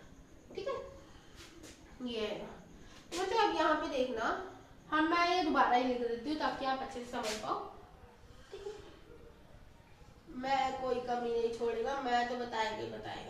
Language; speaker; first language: Hindi; native; Hindi